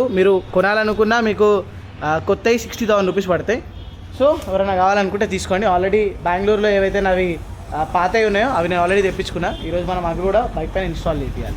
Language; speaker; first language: Telugu; native; Telugu